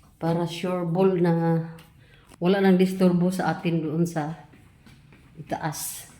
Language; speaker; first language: Filipino; non-native, local second language; Cebuano